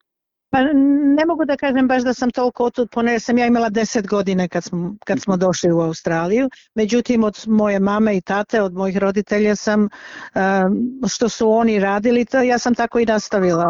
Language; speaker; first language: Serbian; early bilingual, other home language; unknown